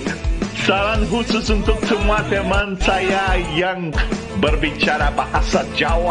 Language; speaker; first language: Indonesian; non-native, fluent; Portuguese